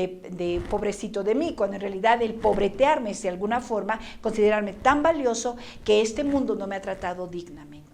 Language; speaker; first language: Spanish; native; Spanish